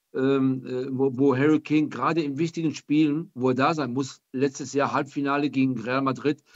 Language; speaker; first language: German; native; German